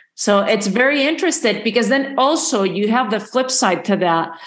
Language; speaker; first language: English; non-native, fluent; Spanish